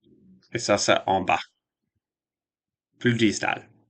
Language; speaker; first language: French; non-native, fluent; English